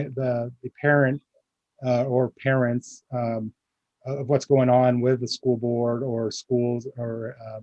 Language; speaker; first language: English; early bilingual, other home language; Filipino